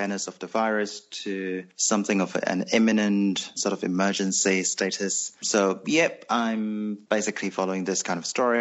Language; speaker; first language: English; non-native, local second language; Cantonese